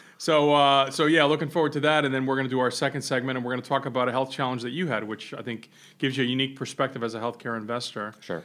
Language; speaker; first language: English; native; English